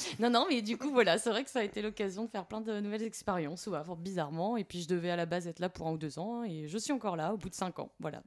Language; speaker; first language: French; native; French